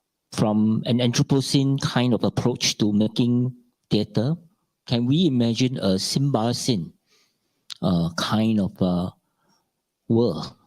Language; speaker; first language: English; non-native, local second language; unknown